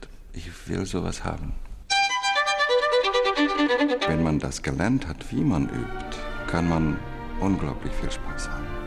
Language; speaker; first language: German; non-native, fluent; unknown